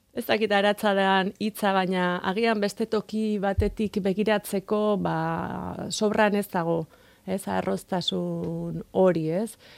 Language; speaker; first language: Basque; non-native, local second language; Spanish